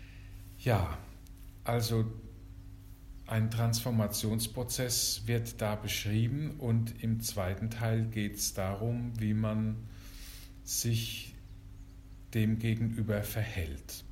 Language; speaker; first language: German; native; German